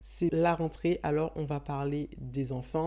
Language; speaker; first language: French; native; French